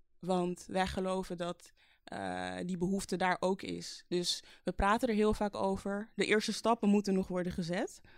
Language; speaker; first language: Dutch; early bilingual, other home language; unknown